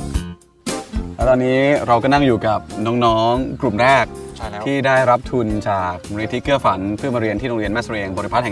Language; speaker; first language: Thai; native; Thai